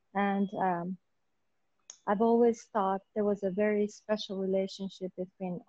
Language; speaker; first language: English; native; English